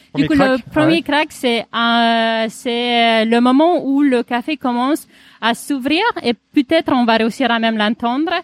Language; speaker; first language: French; non-native, fluent; Romanian